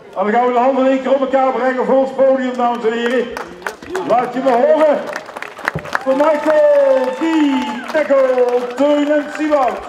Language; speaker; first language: Dutch; native; Dutch